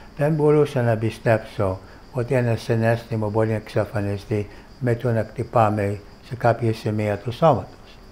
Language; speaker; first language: Greek; non-native, fluent; English